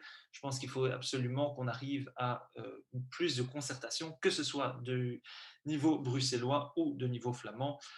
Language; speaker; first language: French; native; French